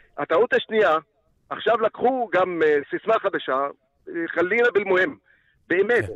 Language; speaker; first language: Hebrew; non-native, local second language; Arabic